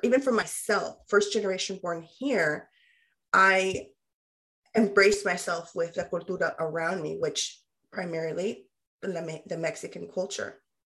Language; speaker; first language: English; early bilingual, other home language; Spanish